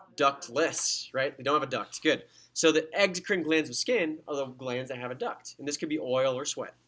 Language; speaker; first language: English; native; English